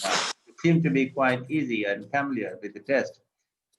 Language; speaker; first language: English; non-native, local second language; Urdu